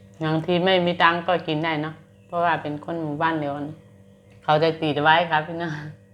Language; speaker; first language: Thai; native; Thai